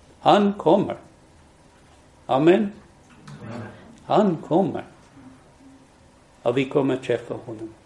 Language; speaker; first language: Swedish; non-native, fluent; English